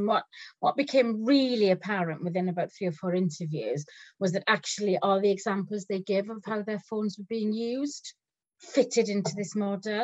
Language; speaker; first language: English; native; English